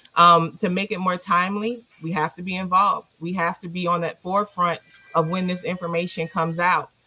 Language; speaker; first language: English; native; English